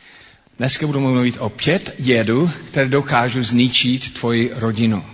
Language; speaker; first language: Czech; non-native, fluent; English